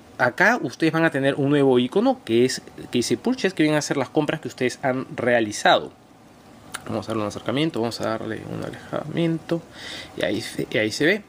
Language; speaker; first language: Spanish; native; Spanish